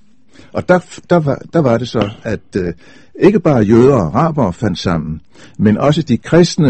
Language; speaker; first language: Danish; native; Danish